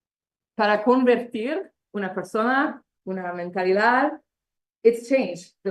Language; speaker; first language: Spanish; non-native, learner; English